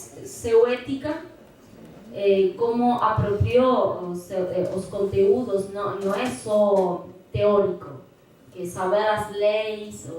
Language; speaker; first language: Portuguese; non-native, fluent; Spanish